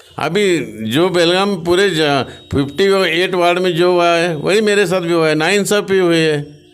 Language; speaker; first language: Hindi; non-native, local second language; Marathi